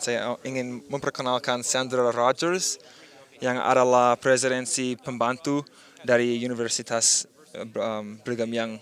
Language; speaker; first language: Indonesian; non-native, fluent; English